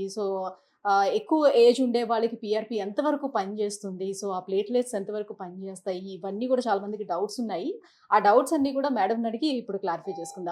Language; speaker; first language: Telugu; native; Telugu